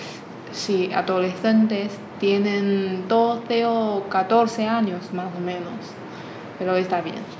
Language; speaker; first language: Spanish; non-native, fluent; Chinese